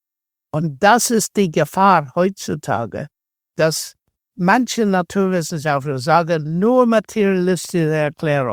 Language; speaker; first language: German; non-native, fluent; English